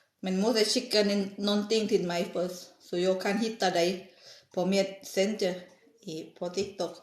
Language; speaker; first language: Swedish; non-native, learner; Thai